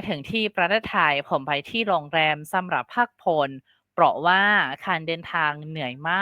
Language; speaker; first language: Thai; non-native, fluent; Indonesian